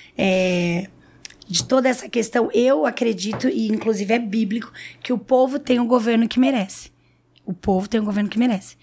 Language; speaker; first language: Portuguese; native; Portuguese